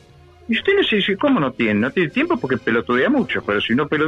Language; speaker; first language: Spanish; native; Spanish